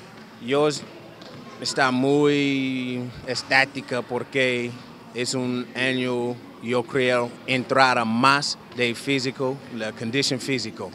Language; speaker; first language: Spanish; non-native, learner; English